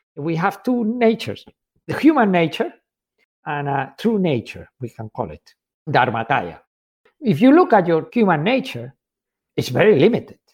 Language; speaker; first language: English; non-native, fluent; Spanish